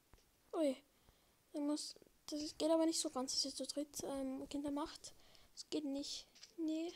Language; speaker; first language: German; native; German